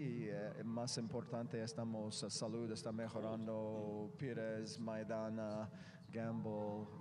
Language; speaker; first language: Spanish; non-native, learner; English